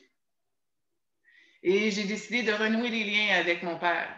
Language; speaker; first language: French; native; French